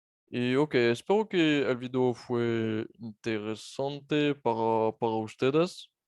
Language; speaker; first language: Spanish; non-native, fluent; French